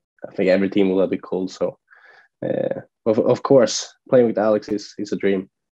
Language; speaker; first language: English; non-native, fluent; Swedish